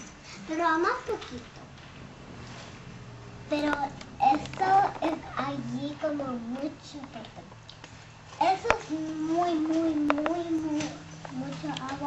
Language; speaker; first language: Spanish; early bilingual, heritage; English